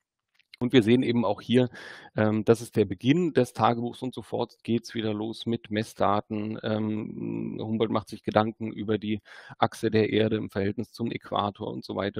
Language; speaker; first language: German; native; German